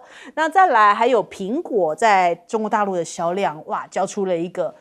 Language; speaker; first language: Chinese; native; Chinese